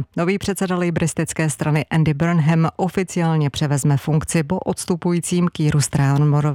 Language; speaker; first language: Czech; native; Czech